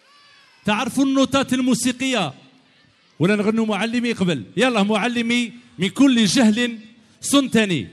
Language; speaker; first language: Arabic; native; Arabic